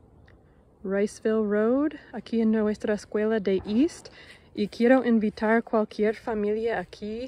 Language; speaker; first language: Spanish; non-native, learner; English